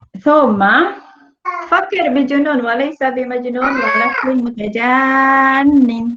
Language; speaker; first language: Arabic; non-native, fluent; Malay